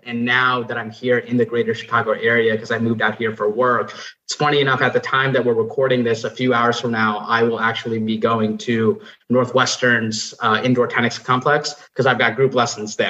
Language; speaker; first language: English; non-native, local second language; Nepali